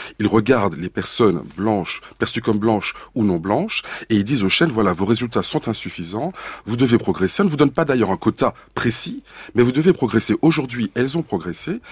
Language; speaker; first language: French; native; French